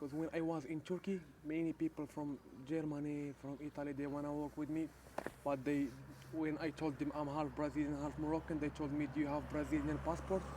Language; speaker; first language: English; non-native, learner; Arabic